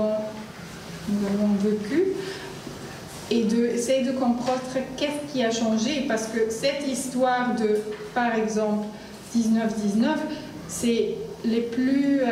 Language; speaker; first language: French; non-native, learner; Arabic